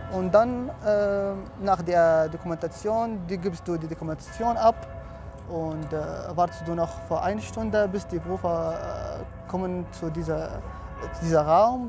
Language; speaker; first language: German; non-native, fluent; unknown